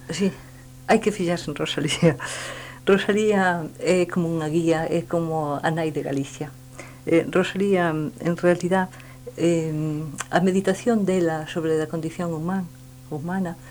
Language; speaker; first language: Galician; native; Galician